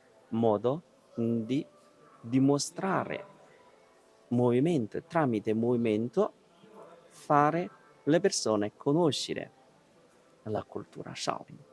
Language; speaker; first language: Italian; non-native, learner; Chinese